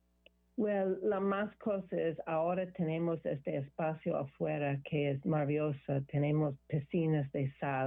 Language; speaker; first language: Spanish; non-native, learner; English